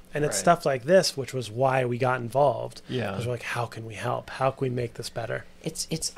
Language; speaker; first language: English; native; English